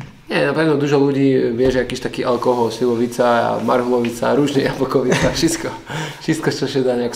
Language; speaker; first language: Polish; non-native, learner; Slovak